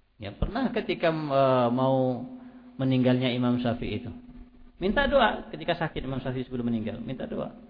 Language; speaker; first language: Indonesian; native; Indonesian